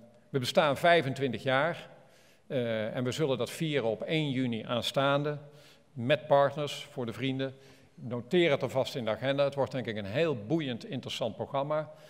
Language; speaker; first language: Dutch; native; Dutch